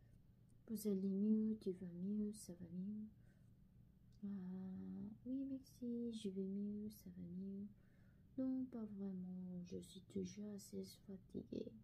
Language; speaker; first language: French; non-native, learner; Korean